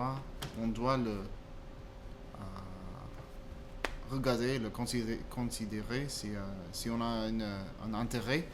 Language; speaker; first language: French; non-native, fluent; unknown